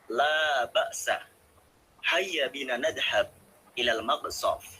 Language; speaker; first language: Arabic; non-native, learner; Indonesian